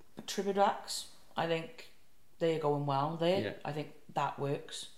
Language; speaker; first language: English; native; English